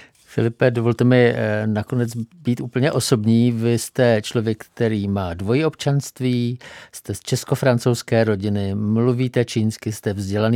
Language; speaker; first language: Czech; native; Czech